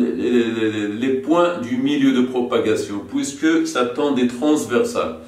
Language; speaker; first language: French; non-native, local second language; Arabic